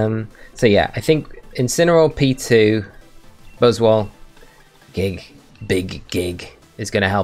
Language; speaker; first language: English; native; English